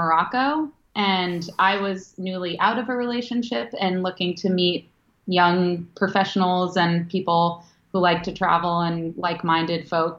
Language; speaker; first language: English; native; English